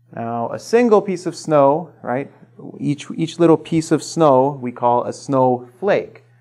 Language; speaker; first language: English; native; English